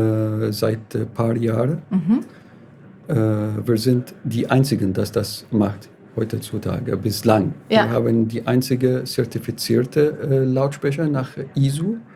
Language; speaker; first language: German; non-native, fluent; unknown